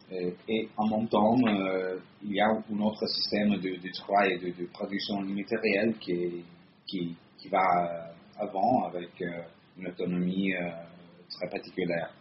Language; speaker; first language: French; non-native, fluent; Italian